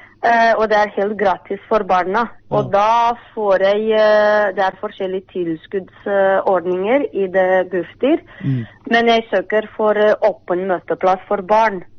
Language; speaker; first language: Norwegian; non-native, fluent; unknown